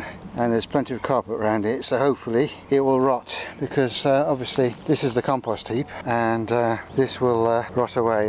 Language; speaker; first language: English; native; English